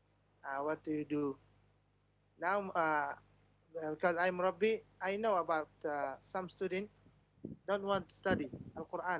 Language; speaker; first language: English; non-native, learner; Malay